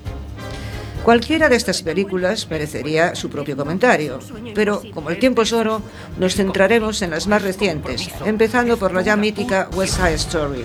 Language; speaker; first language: Spanish; native; Spanish